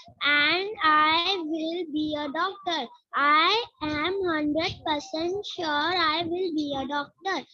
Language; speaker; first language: English; non-native, learner; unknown